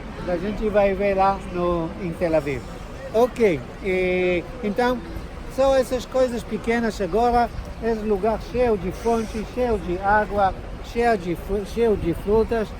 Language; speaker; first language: Portuguese; non-native, learner; Hebrew